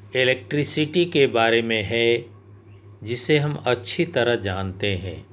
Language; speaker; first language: Hindi; native; Hindi